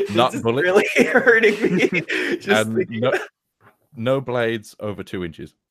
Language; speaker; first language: English; native; English